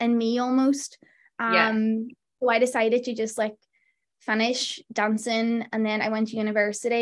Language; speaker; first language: English; native; English